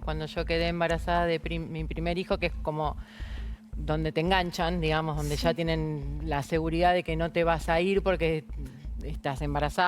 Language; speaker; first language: Spanish; native; Spanish